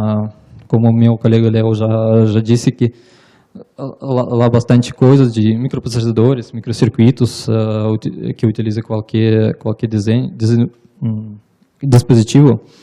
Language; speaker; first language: Portuguese; non-native, learner; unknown